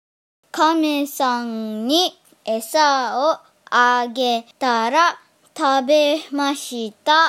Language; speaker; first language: Japanese; early bilingual, heritage; Japanese